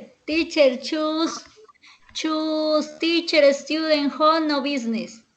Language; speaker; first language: English; non-native, learner; Spanish